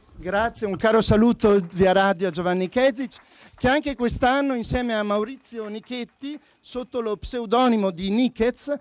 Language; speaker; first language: Italian; native; Italian